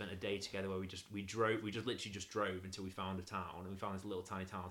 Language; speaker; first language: English; native; English